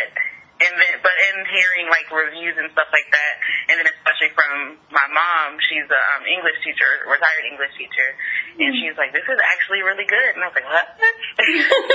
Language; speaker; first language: English; native; English